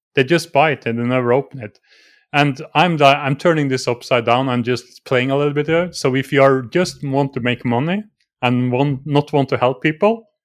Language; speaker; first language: English; non-native, fluent; Norwegian